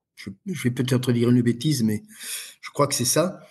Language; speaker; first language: French; native; French